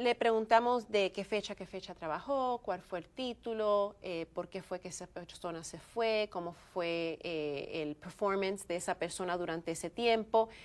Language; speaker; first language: Spanish; early bilingual, heritage; Spanish